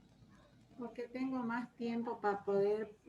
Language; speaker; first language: Spanish; native; Spanish